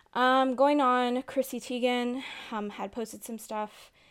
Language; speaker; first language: English; native; English